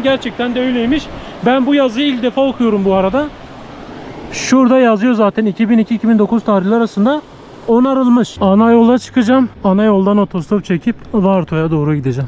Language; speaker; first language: Turkish; native; Turkish